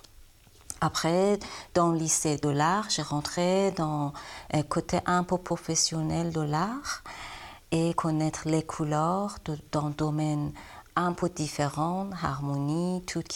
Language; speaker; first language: French; non-native, learner; Persian